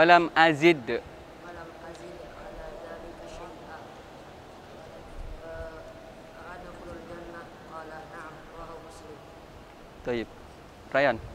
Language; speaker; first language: Arabic; non-native, fluent; Indonesian